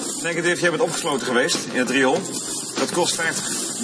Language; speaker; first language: Dutch; native; Dutch